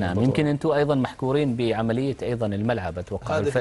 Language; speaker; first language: Arabic; native; Arabic